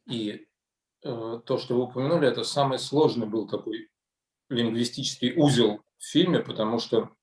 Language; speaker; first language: Russian; native; Russian